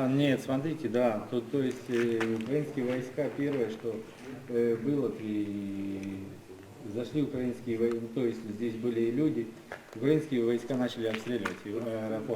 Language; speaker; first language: Russian; native; Russian